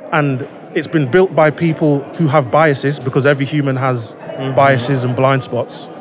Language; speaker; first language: English; native; English